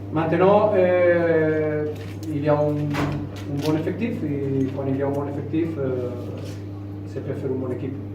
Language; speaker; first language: French; non-native, fluent; Spanish